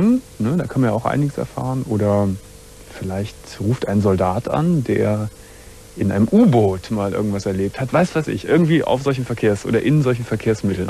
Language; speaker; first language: German; native; German